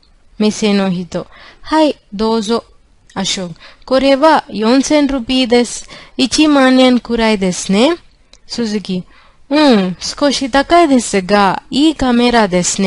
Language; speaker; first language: Japanese; non-native, fluent; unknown